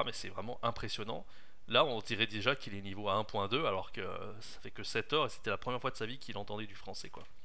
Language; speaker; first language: French; native; French